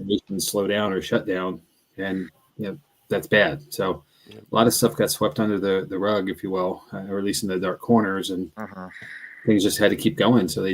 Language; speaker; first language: English; native; English